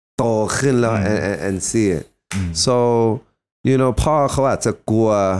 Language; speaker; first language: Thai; early bilingual, heritage; Thai